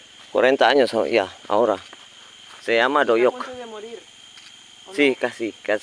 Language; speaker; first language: Spanish; non-native, learner; Indonesian